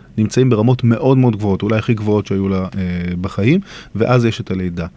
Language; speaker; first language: Hebrew; native; Hebrew